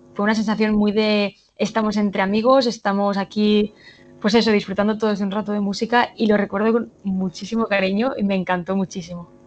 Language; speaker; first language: Spanish; native; Spanish